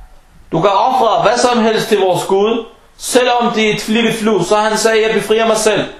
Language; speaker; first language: Danish; early bilingual, other home language; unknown